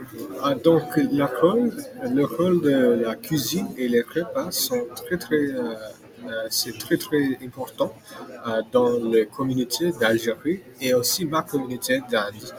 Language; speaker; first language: French; non-native, learner; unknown